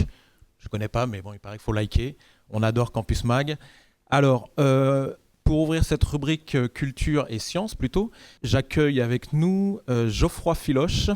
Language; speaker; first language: French; native; French